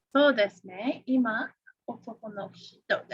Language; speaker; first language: Japanese; non-native, fluent; English